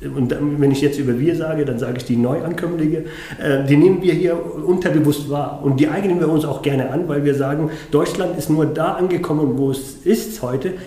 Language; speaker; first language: German; non-native, fluent; Arabic